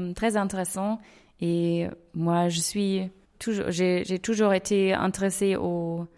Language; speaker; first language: French; non-native, fluent; German